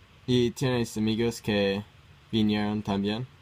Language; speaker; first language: Spanish; non-native, learner; English